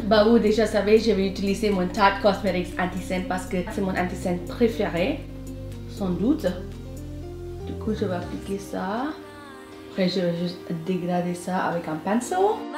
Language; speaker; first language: French; non-native, fluent; Hindi